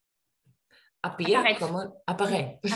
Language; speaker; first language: French; non-native, learner; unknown